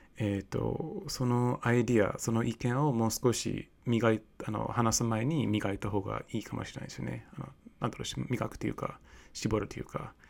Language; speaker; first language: Japanese; non-native, fluent; English